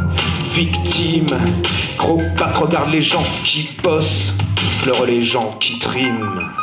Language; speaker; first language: French; native; French